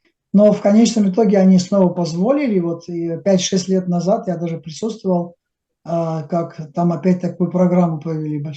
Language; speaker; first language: Russian; native; Russian